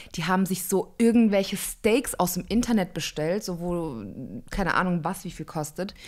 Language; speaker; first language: German; native; German